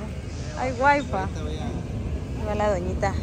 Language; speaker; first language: Spanish; native; Spanish